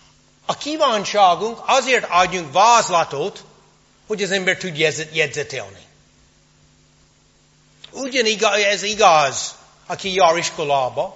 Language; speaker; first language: Hungarian; non-native, fluent; English